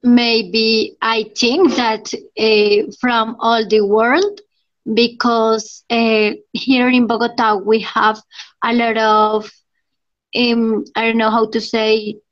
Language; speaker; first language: English; non-native, learner; Spanish